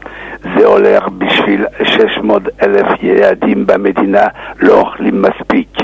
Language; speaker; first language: Hebrew; non-native, fluent; English